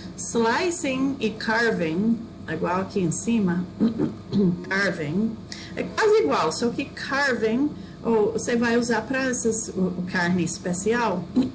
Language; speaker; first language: Portuguese; non-native, fluent; English